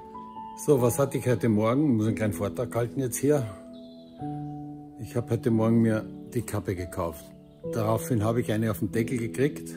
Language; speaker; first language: German; native; German